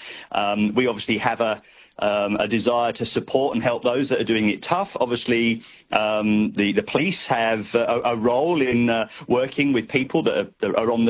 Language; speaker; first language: English; native; English